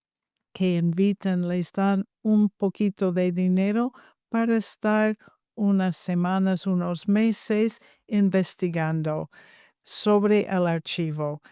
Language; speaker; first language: Spanish; non-native, fluent; English